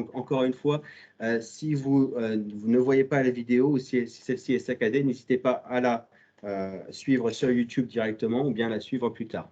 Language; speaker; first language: French; native; French